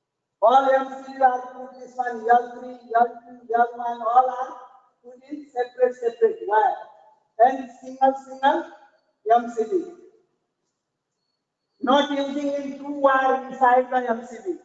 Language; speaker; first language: English; non-native, learner; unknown